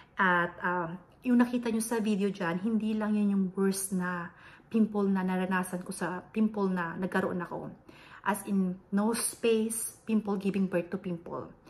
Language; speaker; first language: Filipino; non-native, local second language; Hiligaynon